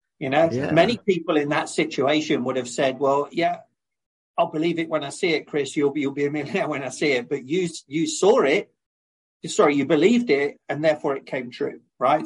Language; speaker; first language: English; native; English